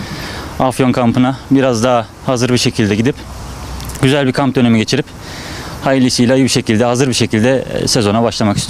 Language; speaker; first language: Turkish; native; Turkish